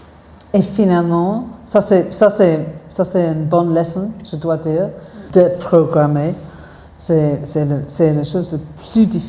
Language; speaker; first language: French; non-native, fluent; English